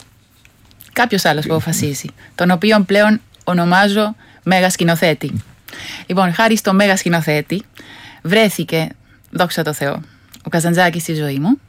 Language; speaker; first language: Greek; non-native, fluent; Spanish